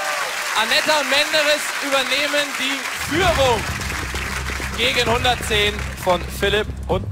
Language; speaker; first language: German; native; German